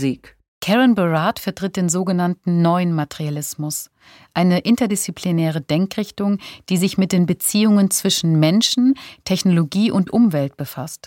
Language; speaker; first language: German; native; German